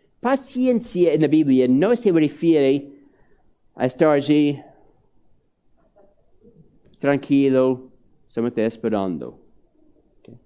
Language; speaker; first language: Spanish; non-native, fluent; English